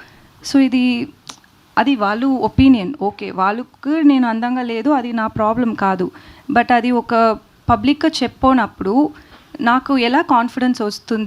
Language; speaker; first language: Telugu; non-native, fluent; Tamil